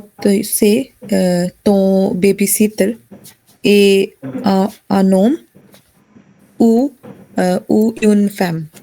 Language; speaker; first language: French; non-native, learner; Hindi